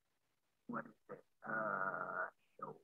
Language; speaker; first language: English; non-native, learner; Indonesian